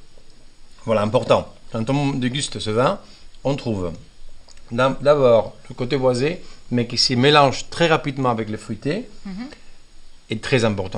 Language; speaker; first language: French; non-native, fluent; Spanish